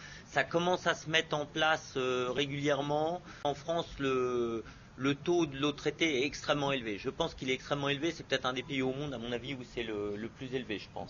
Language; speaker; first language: French; native; French